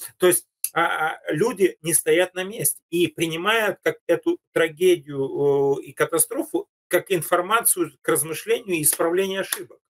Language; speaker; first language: Russian; native; Russian